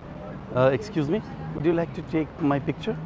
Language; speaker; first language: English; non-native, learner; Persian